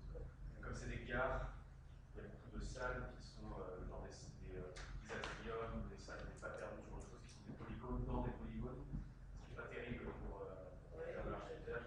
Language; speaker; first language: French; native; French